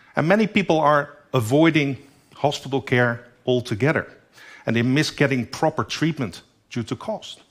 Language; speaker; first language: English; non-native, fluent; Dutch